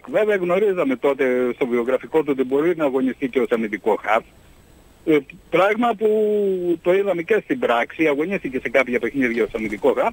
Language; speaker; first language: Greek; native; Greek